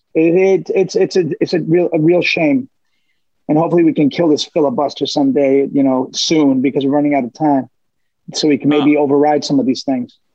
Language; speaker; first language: English; early bilingual, other home language; Spanish